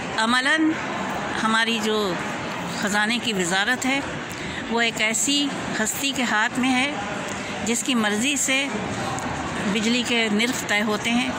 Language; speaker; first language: Urdu; native; Urdu